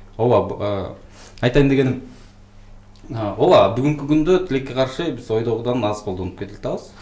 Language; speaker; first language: Kyrgyz; native; Kyrgyz